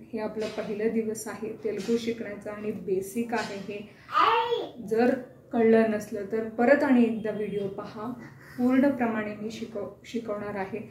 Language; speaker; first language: Marathi; non-native, local second language; Kannada